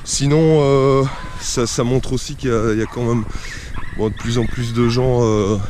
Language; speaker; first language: French; native; French